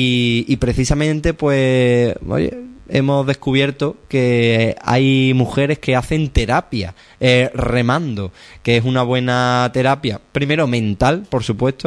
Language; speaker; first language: Spanish; native; Spanish